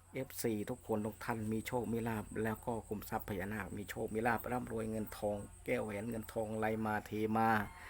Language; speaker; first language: Thai; native; Thai